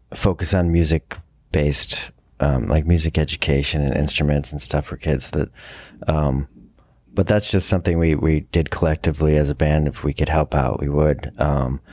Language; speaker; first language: English; native; English